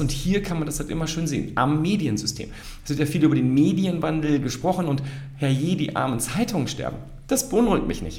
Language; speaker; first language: German; native; German